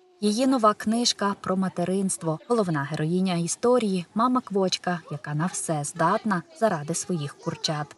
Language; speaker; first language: Ukrainian; native; Ukrainian